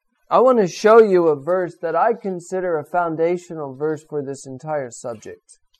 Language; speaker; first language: English; native; English